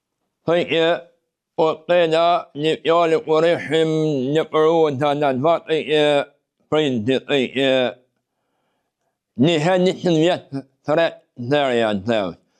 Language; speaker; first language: Albanian; native; Albanian